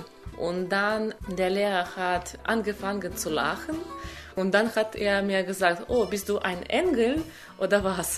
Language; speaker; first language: German; non-native, learner; Ukrainian